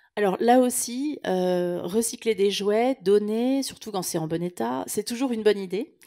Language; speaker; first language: French; native; French